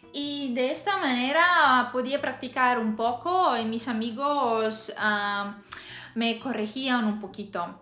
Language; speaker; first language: Spanish; non-native, fluent; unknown